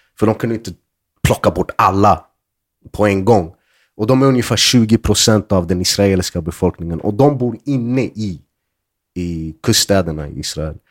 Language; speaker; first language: Swedish; early bilingual, other home language; Arabic